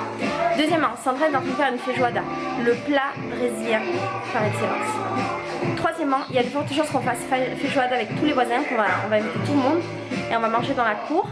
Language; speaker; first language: French; native; French